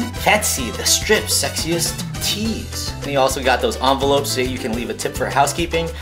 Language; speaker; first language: English; native; English